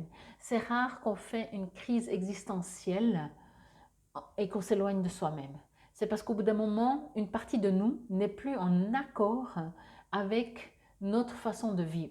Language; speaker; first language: French; native; French